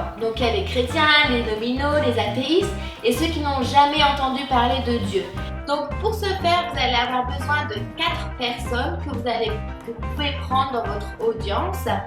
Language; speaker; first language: French; native; French